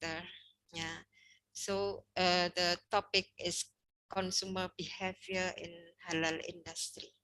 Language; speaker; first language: English; non-native, learner; Indonesian